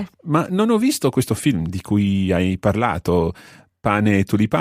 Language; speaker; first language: Italian; non-native, fluent; English